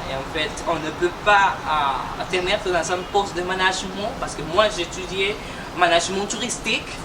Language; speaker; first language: French; non-native, fluent; Spanish